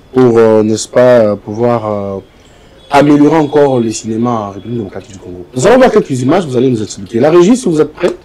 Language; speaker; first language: French; non-native, local second language; Lingala